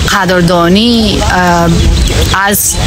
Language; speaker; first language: Persian; native; Persian